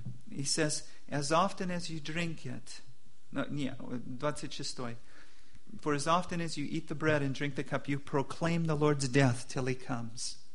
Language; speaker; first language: English; native; English